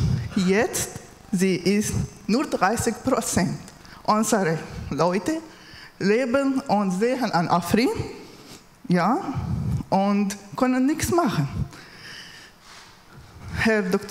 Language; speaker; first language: German; non-native, learner; Kurdish